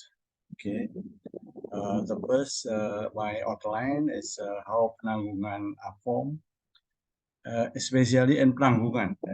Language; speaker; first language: English; non-native, learner; Indonesian